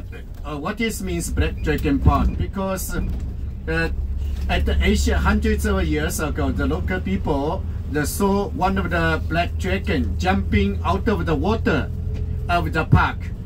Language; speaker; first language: English; non-native, learner; Chinese